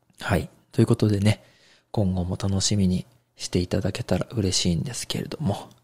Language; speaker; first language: Japanese; native; Japanese